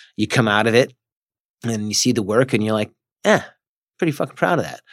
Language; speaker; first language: English; native; English